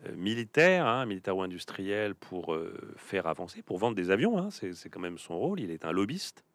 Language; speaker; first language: French; native; French